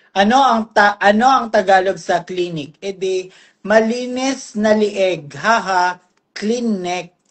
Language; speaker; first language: Filipino; non-native, local second language; Cebuano